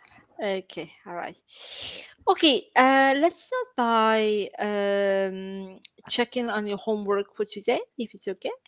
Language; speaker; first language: English; non-native, fluent; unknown